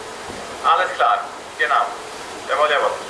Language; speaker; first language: German; non-native, learner; English